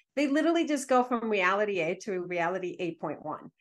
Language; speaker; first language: English; early bilingual, other home language; Spanish